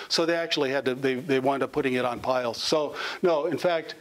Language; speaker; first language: English; native; English